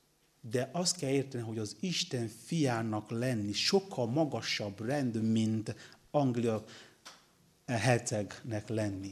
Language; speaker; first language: Hungarian; non-native, learner; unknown